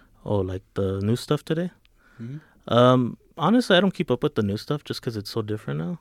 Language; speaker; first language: English; early bilingual, other home language; Spanish